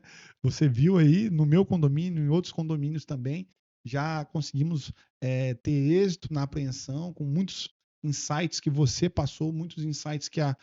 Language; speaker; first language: Portuguese; native; Portuguese